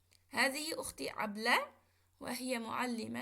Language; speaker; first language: Arabic; non-native, fluent; Uyghur